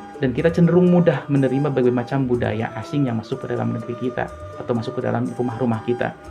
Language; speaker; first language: Indonesian; non-native, local second language; Sundanese